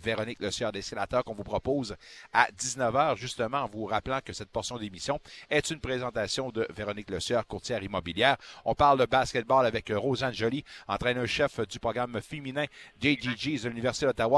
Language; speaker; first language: French; native; French